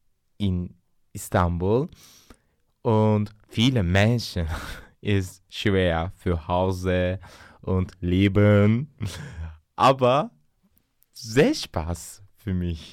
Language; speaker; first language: German; non-native, learner; Turkish